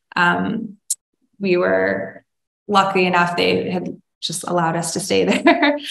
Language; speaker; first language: English; native; English